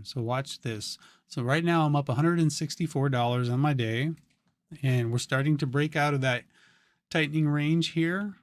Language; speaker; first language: English; native; English